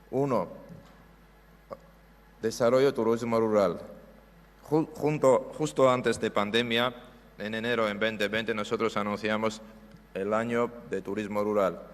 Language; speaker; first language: Spanish; non-native, fluent; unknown